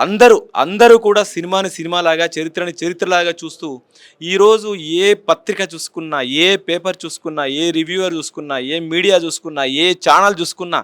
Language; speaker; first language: Telugu; native; Telugu